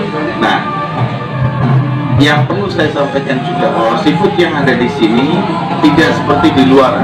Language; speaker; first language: Indonesian; native; Indonesian